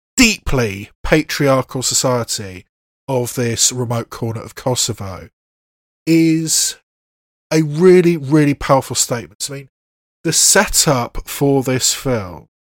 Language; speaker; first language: English; native; English